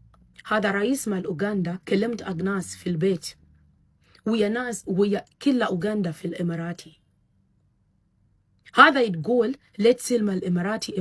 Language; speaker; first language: Arabic; non-native, learner; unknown